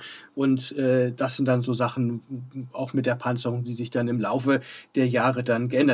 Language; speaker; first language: German; native; German